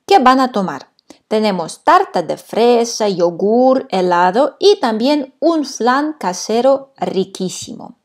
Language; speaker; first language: Spanish; non-native, fluent; Russian